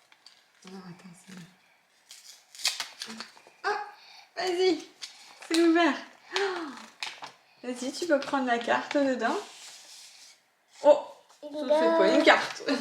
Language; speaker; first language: French; native; French